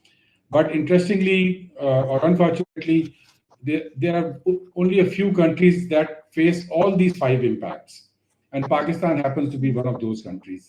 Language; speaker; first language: English; non-native, local second language; Urdu